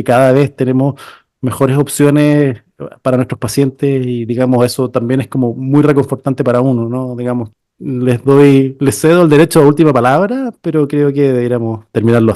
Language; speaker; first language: Spanish; native; Spanish